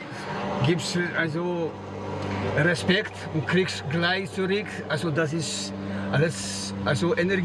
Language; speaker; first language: German; non-native, learner; Albanian